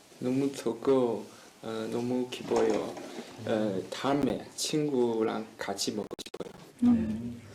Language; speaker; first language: Korean; non-native, learner; Chinese